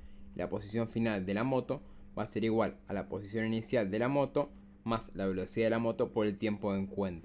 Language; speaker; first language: Spanish; native; Spanish